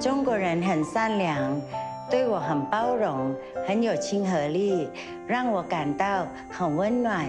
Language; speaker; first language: Chinese; non-native, fluent; Thai